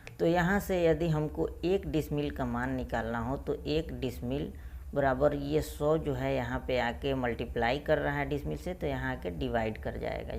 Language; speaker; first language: Hindi; native; Hindi